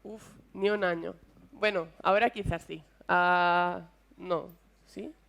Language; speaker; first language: Spanish; native; Spanish